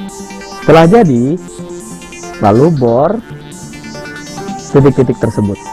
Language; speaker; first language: Indonesian; native; Indonesian